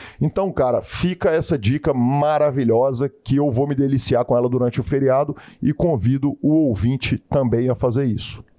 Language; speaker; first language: Portuguese; native; Portuguese